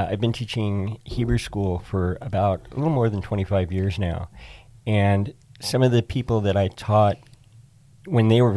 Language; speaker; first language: English; native; English